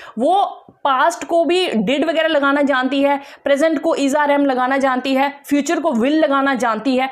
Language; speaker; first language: Hindi; non-native, local second language; Dogri